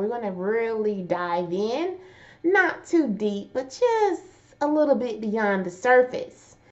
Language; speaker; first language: English; native; English